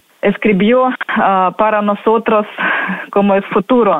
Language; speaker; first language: Spanish; non-native, learner; Ukrainian